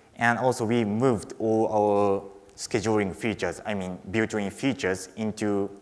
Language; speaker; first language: English; non-native, fluent; Japanese